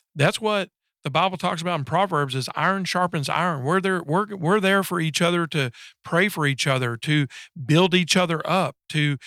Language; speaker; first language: English; native; English